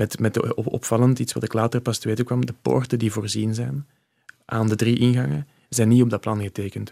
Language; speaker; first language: Dutch; native; Dutch